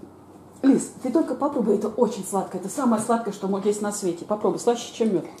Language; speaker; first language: Russian; native; Russian